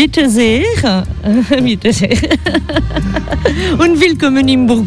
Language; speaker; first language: German; non-native, fluent; French